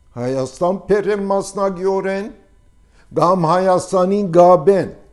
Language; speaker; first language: Armenian; early bilingual, heritage; Armenian